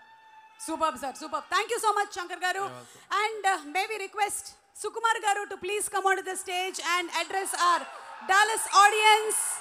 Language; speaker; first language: Telugu; native; Telugu